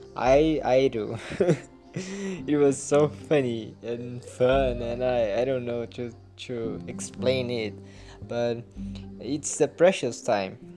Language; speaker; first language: English; non-native, learner; Portuguese